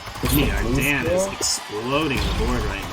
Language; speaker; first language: English; native; English